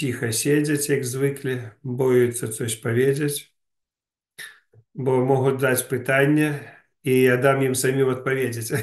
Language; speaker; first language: Polish; non-native, learner; Ukrainian